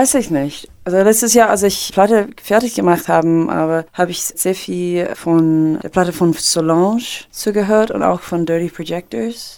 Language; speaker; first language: German; non-native, fluent; English